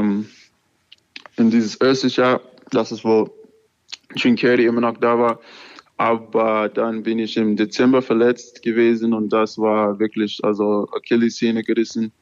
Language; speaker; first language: German; non-native, learner; English